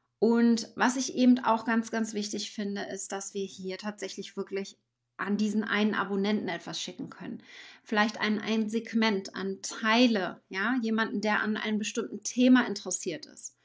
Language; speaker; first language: German; native; German